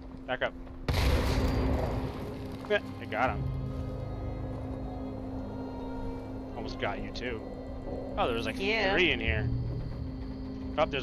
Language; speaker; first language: English; native; English